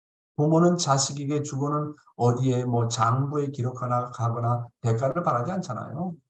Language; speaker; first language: Korean; native; Korean